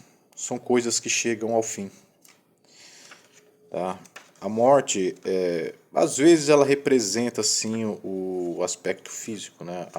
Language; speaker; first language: Portuguese; native; Portuguese